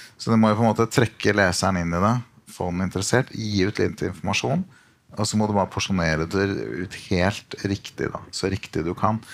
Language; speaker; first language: Norwegian; native; Norwegian